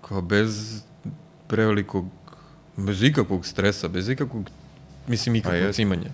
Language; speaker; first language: Serbian; native; Serbian